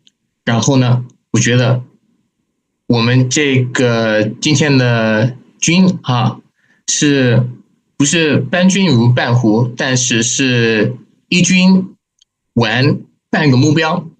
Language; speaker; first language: Chinese; non-native, fluent; Indonesian